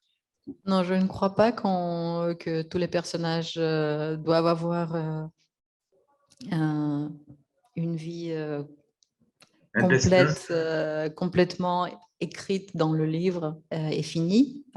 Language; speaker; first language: French; non-native, fluent; Russian